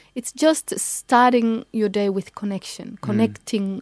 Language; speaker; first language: English; non-native, local second language; Somali